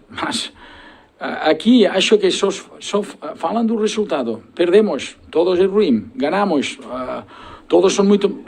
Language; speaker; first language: Portuguese; non-native, learner; Spanish